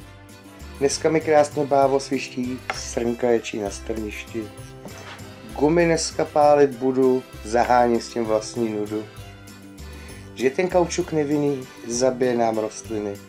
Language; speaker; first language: Czech; native; Czech